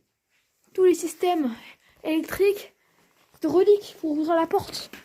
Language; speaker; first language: French; native; French